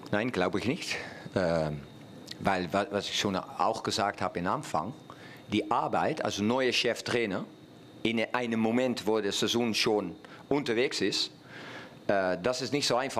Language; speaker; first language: German; non-native, fluent; Dutch